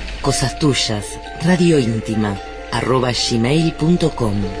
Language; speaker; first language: Spanish; native; Spanish